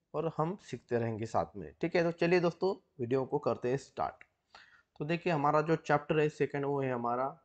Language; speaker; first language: Hindi; non-native, local second language; Marathi